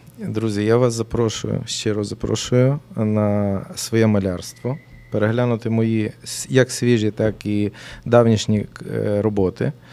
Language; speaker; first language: Ukrainian; native; Ukrainian